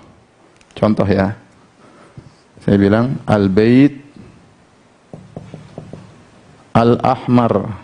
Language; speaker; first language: Indonesian; native; Indonesian